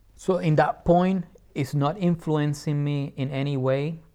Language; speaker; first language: English; non-native, fluent; Spanish